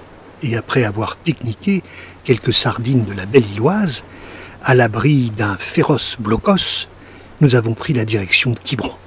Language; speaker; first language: French; native; French